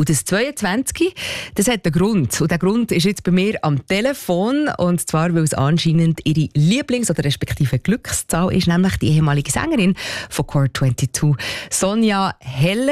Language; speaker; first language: German; native; German